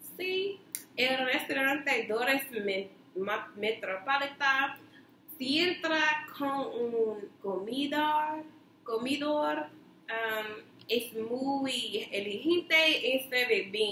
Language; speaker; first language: Spanish; non-native, learner; English